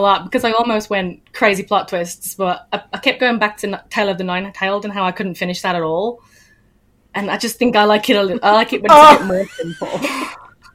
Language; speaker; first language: English; native; English